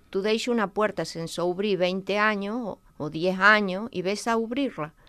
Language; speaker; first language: Catalan; non-native, local second language; Spanish